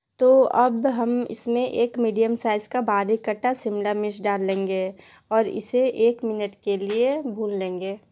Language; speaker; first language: Hindi; native; Hindi